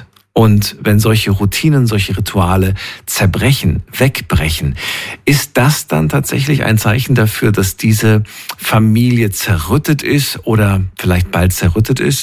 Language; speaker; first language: German; native; German